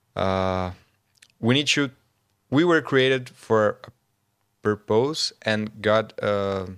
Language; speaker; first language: English; non-native, learner; Portuguese